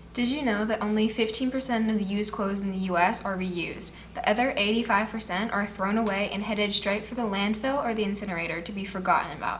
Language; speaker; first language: English; native; English